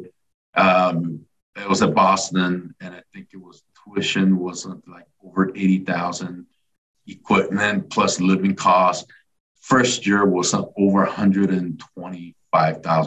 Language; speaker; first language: English; native; English